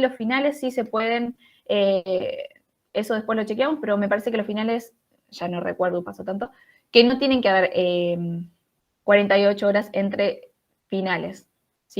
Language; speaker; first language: Spanish; native; Spanish